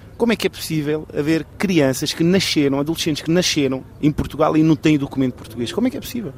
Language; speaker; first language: Portuguese; early bilingual, heritage; Portuguese